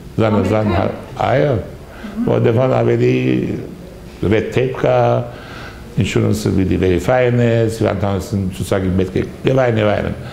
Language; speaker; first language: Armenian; early bilingual, heritage; Armenian